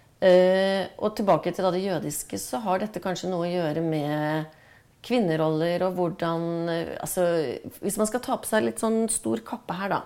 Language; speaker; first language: Norwegian; native; Norwegian